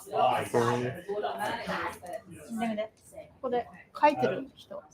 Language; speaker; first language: Japanese; non-native, learner; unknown